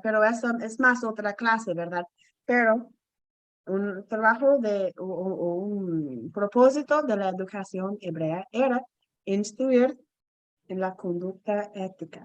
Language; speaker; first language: Spanish; non-native, fluent; English